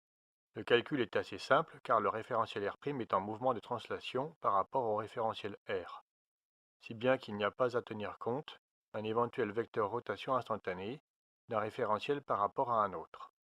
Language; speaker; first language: French; native; French